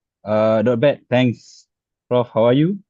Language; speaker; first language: English; non-native, fluent; Malay